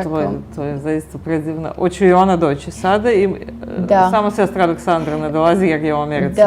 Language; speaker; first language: Bosnian; native; Bosnian